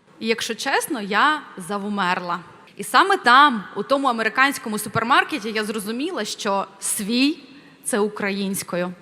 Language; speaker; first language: Ukrainian; non-native, local second language; Russian